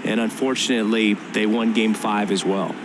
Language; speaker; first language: English; native; English